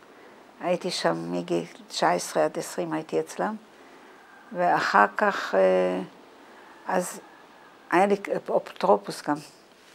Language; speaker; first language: Hebrew; non-native, fluent; Dutch